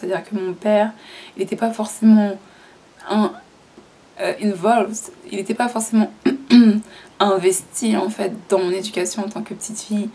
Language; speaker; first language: French; native; French